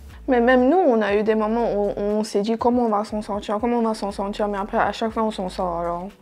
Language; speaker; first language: French; early bilingual, other home language; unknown